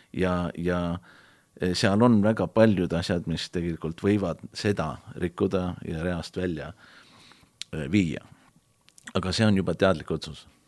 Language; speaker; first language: Estonian; early bilingual, heritage; Estonian